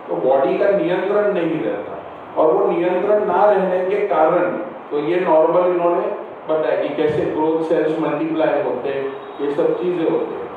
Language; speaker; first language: Hindi; non-native, local second language; Marathi